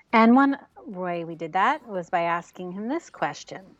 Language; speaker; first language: English; native; English